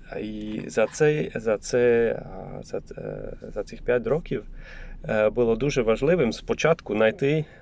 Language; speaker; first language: Ukrainian; non-native, learner; Polish